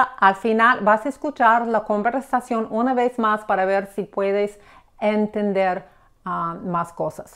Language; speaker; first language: Spanish; non-native, fluent; English